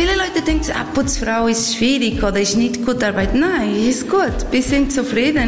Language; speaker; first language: German; non-native, learner; Portuguese